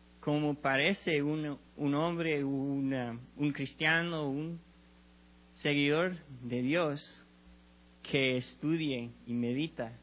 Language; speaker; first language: Spanish; non-native, learner; English